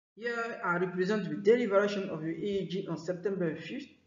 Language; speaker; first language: English; non-native, fluent; French